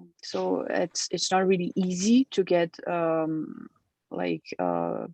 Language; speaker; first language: English; non-native, fluent; French